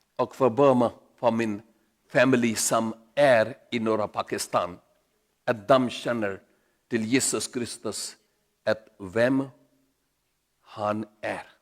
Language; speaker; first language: Swedish; non-native, learner; Urdu